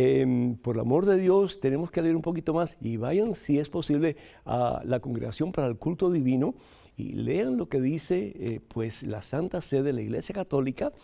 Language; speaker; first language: Spanish; native; Spanish